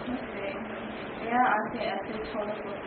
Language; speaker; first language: Spanish; non-native, learner; English